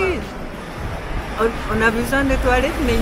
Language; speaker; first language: French; non-native, fluent; Japanese